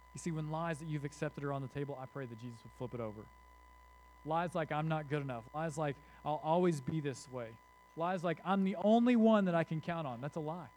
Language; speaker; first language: English; native; English